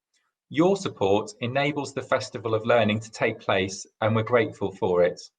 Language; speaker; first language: English; native; English